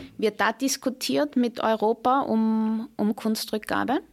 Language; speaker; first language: German; native; German